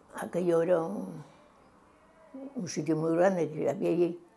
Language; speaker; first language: Spanish; native; Spanish